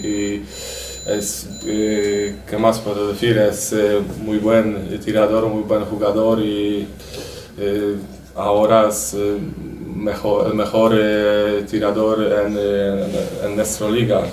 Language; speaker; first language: Spanish; non-native, learner; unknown